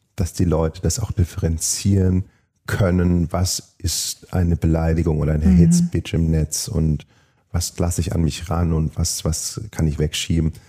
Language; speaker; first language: German; native; German